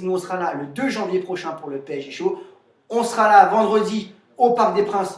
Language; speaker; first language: French; native; French